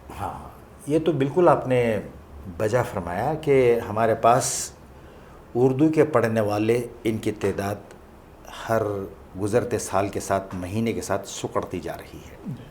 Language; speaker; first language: Urdu; native; Urdu